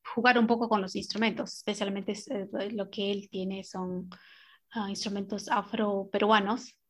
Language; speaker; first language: Spanish; native; Spanish